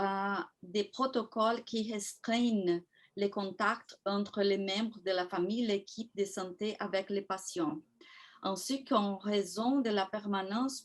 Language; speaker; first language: French; non-native, fluent; Portuguese